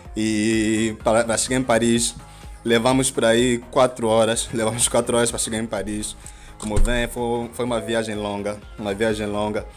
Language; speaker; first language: Portuguese; native; Portuguese